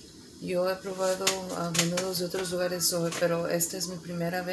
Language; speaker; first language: Spanish; early bilingual, heritage; Spanish